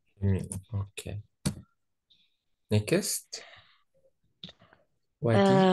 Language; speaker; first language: English; non-native, fluent; Arabic